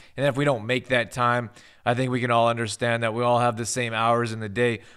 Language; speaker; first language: English; native; English